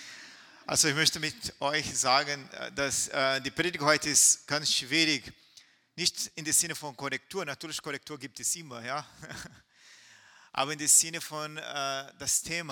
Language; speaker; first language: German; non-native, fluent; Portuguese